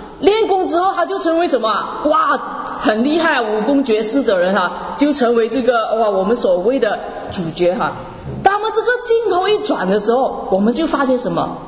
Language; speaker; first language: Chinese; native; Chinese